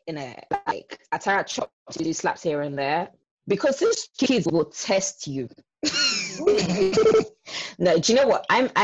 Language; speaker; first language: English; non-native, local second language; Yoruba